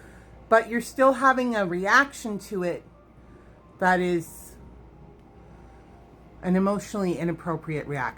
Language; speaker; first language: English; native; English